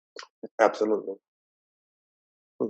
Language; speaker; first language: English; native; English